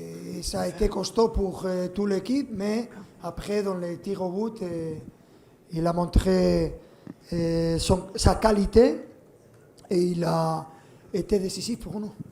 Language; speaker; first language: French; non-native, fluent; Spanish